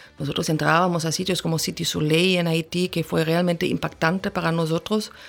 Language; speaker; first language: Spanish; non-native, fluent; German